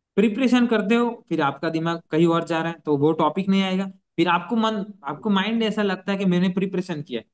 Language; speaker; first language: Hindi; non-native, local second language; Gujarati